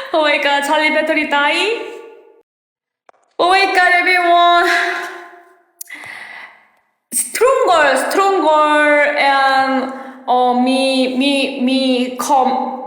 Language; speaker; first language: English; non-native, learner; Thai